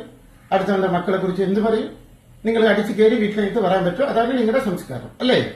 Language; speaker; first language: Malayalam; non-native, fluent; Tamil